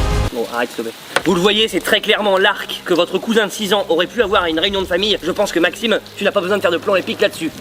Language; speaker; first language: French; native; French